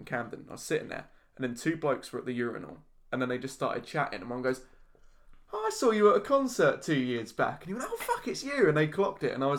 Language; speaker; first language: English; native; English